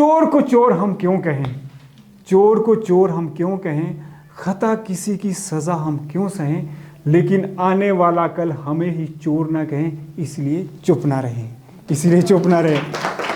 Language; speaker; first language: Hindi; native; Hindi